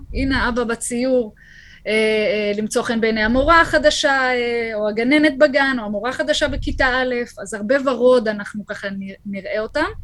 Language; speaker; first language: Hebrew; native; Hebrew